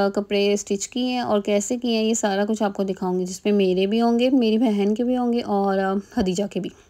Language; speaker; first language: Urdu; native; Urdu